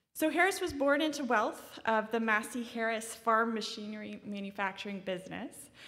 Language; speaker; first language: English; native; English